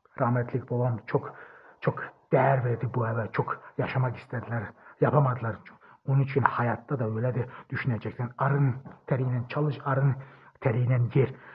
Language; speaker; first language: Turkish; early bilingual, heritage; German